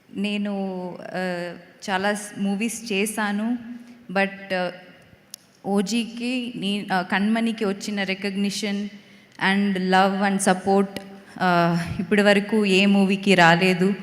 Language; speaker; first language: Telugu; non-native, local second language; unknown